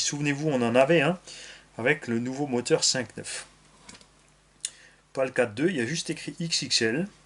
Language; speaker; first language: French; native; French